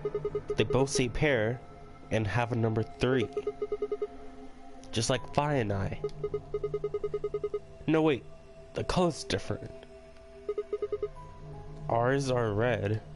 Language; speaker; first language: English; native; English